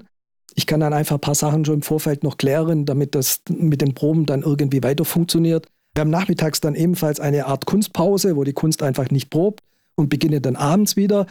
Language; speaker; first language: German; native; German